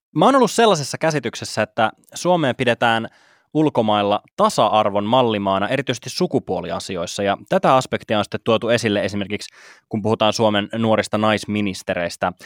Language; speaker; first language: Finnish; native; Finnish